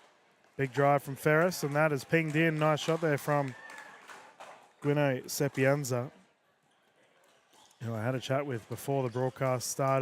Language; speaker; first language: English; native; English